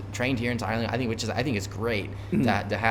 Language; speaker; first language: English; native; English